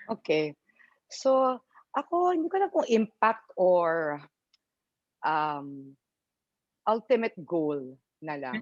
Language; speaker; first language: Filipino; native; Filipino